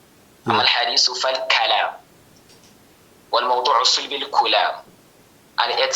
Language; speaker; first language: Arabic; non-native, learner; Hausa